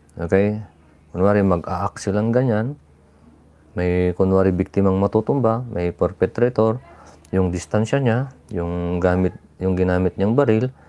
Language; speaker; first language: Filipino; non-native, local second language; Iloko